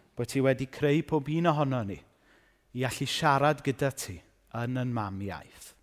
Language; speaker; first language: Welsh; native; Welsh